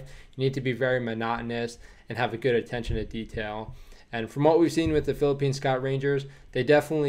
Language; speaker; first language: English; native; English